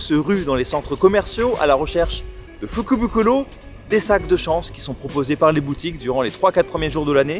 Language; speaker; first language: French; native; French